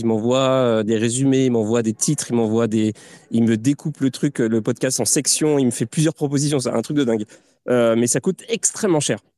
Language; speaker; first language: French; native; French